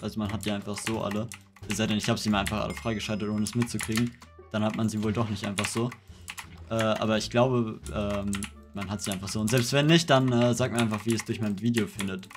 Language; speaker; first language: German; native; German